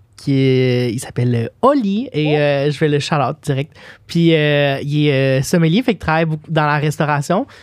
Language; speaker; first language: French; native; French